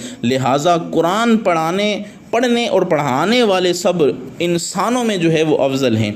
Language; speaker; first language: Urdu; native; Urdu